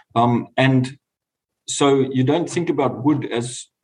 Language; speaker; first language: English; native; English